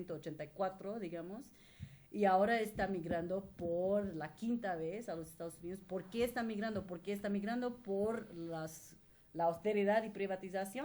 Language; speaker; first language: Spanish; non-native, fluent; English